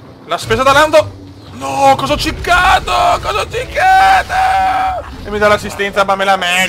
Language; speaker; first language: Italian; native; Italian